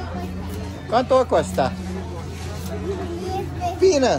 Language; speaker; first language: Spanish; non-native, learner; English